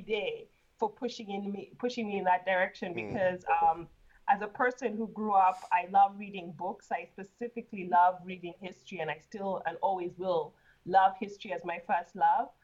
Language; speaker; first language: English; non-native, local second language; Ganda